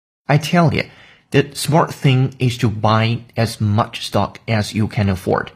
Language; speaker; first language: English; non-native, fluent; Chinese